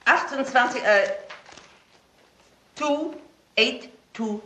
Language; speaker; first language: English; non-native, learner; German